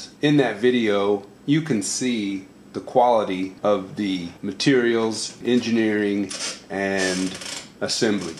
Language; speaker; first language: English; native; English